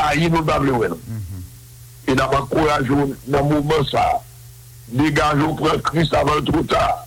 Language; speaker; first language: French; non-native, local second language; Haitian Creole